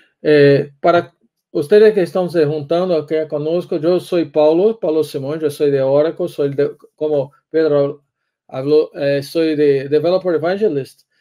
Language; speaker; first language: Spanish; non-native, learner; Portuguese